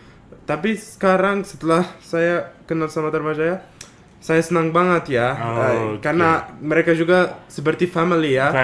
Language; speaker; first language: Indonesian; non-native, fluent; Arabic